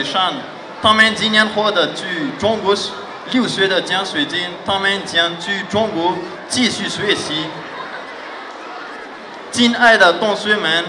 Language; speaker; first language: Chinese; non-native, fluent; Malagasy